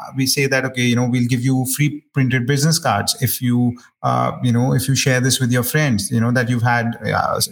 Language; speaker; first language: English; non-native, local second language; Hindi